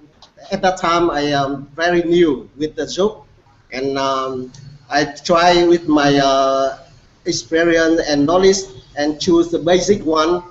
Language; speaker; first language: English; non-native, learner; Vietnamese